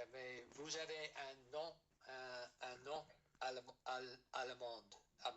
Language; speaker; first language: French; non-native, learner; English